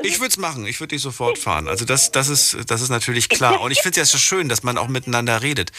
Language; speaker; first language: German; native; German